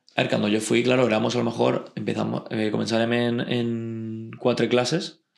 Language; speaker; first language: Spanish; non-native, local second language; Catalan